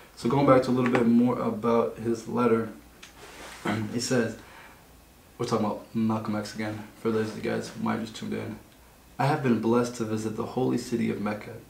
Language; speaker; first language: English; native; English